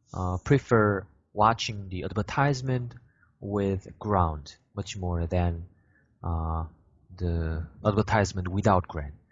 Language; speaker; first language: English; non-native, fluent; Korean